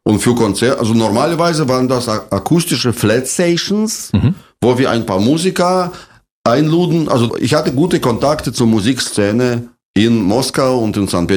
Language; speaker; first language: German; non-native, fluent; Russian